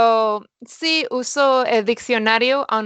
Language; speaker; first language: Spanish; non-native, fluent; English